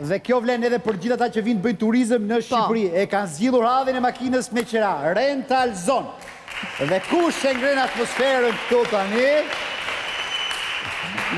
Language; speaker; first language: Albanian; native; Albanian